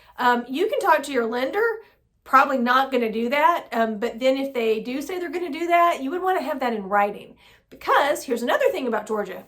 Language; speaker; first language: English; native; English